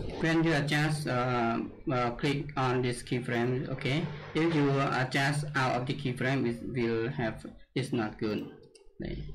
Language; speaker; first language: English; non-native, learner; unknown